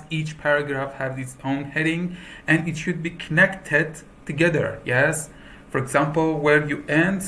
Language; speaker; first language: English; non-native, fluent; Persian